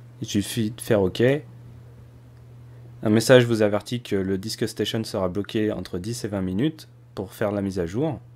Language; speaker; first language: French; native; French